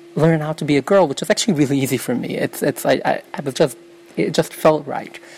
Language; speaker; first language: English; early bilingual, other home language; Yiddish